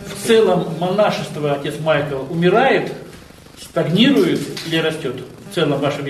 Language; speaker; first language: Russian; native; Russian